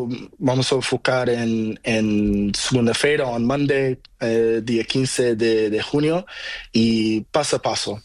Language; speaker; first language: Spanish; non-native, learner; Portuguese